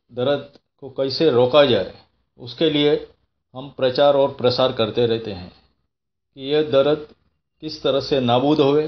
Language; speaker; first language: Hindi; non-native, local second language; Gujarati